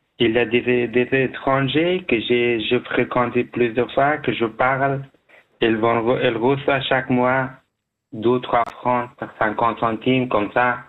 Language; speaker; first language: French; non-native, learner; Persian